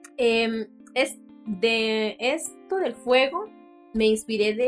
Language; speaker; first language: Spanish; non-native, local second language; Mixtepec Mixtec